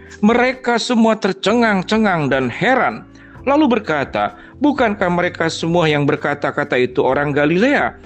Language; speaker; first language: Indonesian; native; Indonesian